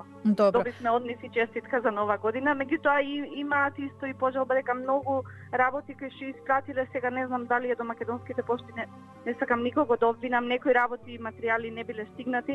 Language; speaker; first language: Macedonian; native; Macedonian